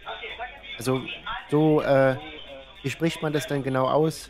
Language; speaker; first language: German; native; German